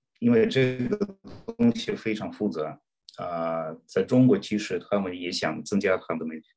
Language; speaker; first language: Chinese; non-native, fluent; Russian